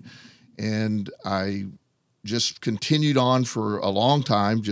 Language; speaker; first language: English; native; English